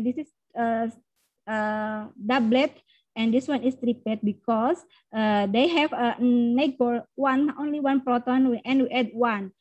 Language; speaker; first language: English; non-native, learner; Indonesian